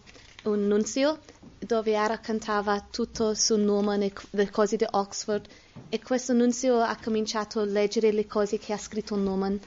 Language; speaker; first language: Italian; non-native, learner; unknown